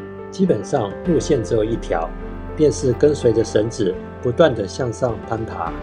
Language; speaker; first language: Chinese; native; Chinese